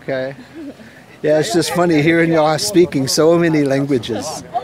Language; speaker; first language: English; native; English